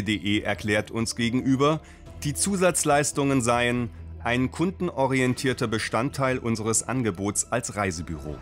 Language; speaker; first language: German; native; German